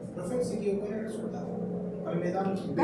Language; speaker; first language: Spanish; native; Spanish